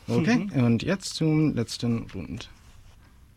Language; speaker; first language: German; non-native, fluent; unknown